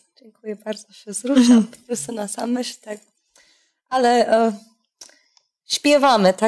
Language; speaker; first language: Polish; non-native, fluent; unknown